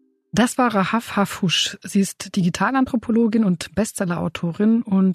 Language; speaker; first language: German; native; German